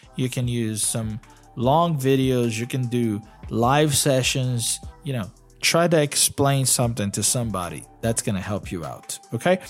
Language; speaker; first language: English; non-native, fluent; Portuguese